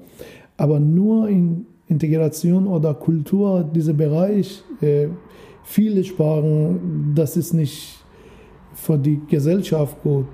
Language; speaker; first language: German; non-native, learner; Persian